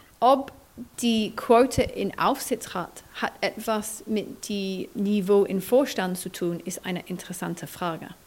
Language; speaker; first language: German; non-native, fluent; English